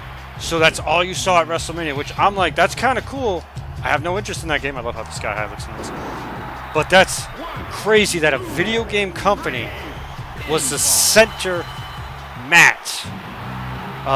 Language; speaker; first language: English; native; English